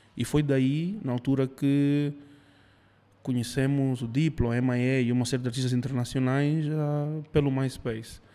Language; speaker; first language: Portuguese; early bilingual, heritage; Spanish